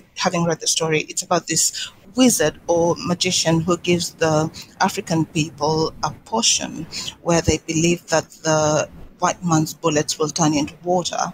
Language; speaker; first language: English; non-native, local second language; Swahili